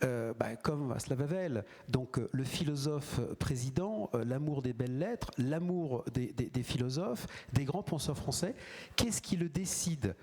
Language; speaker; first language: French; native; French